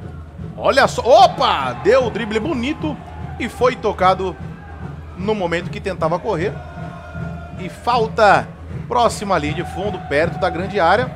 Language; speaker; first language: Portuguese; native; Portuguese